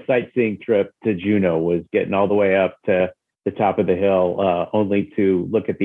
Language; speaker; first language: English; native; English